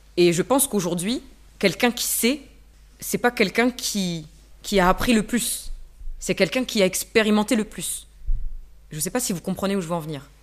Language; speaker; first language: French; native; French